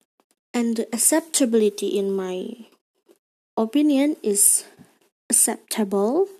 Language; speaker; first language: English; non-native, learner; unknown